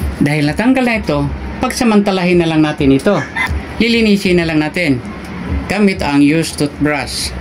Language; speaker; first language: Filipino; non-native, local second language; Cebuano